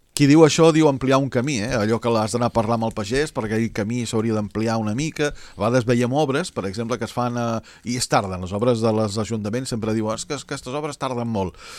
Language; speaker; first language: Catalan; native; Catalan